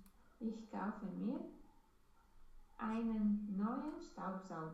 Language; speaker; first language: German; non-native, learner; Romanian